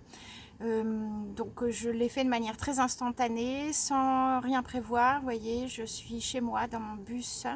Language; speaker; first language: French; native; French